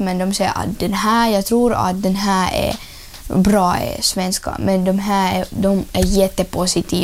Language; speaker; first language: Swedish; early bilingual, other home language; Ukrainian